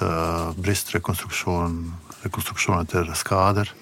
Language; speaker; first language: Norwegian; non-native, fluent; Bosnian